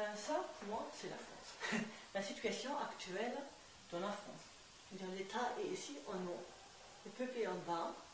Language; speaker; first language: French; non-native, fluent; German